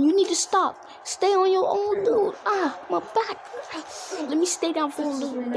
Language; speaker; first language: English; native; English